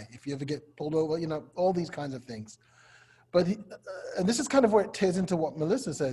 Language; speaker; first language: English; native; English